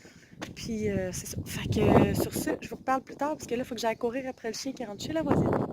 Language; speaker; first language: French; native; French